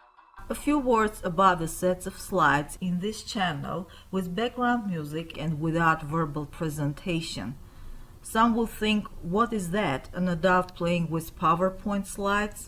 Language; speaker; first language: English; non-native, fluent; Armenian